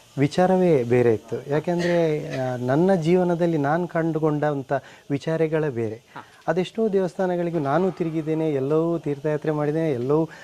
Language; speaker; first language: Kannada; native; Kannada